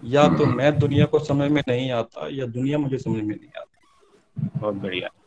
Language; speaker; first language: Hindi; native; Hindi